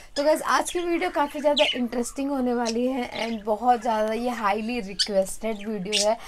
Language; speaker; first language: Hindi; non-native, local second language; Odia